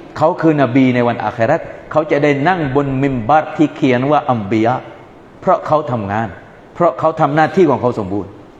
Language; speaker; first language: Thai; non-native, local second language; Malay